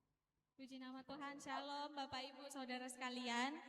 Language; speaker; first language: Indonesian; native; Indonesian